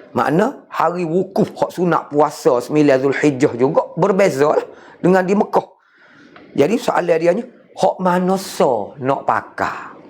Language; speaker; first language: Malay; native; Malay